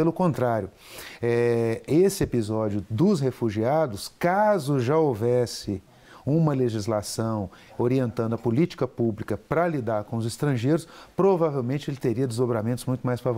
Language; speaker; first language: Portuguese; native; Portuguese